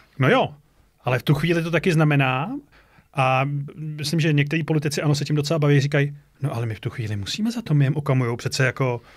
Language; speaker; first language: Czech; native; Czech